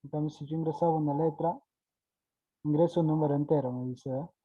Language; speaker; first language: Spanish; native; Spanish